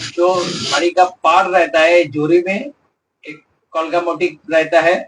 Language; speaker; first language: Hindi; non-native, local second language; Bangla